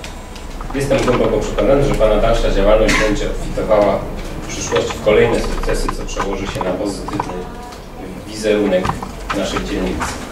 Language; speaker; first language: Polish; native; Polish